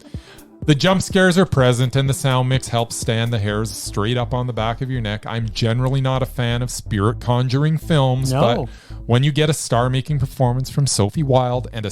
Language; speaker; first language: English; native; English